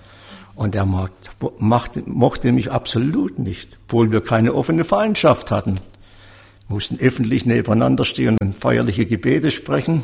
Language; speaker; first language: German; native; German